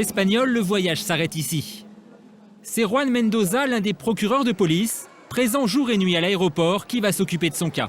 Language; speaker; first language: French; native; French